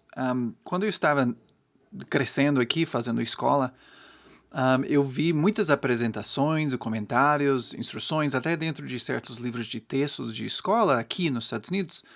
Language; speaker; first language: Portuguese; non-native, fluent; English